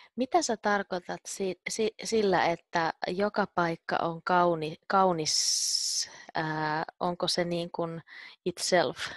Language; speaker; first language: Finnish; native; Finnish